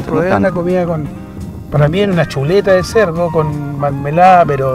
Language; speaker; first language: Spanish; native; Spanish